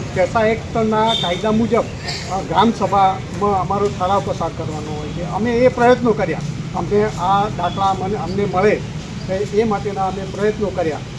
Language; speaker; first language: Gujarati; native; Gujarati